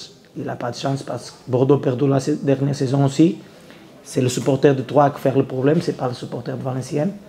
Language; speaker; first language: French; non-native, learner; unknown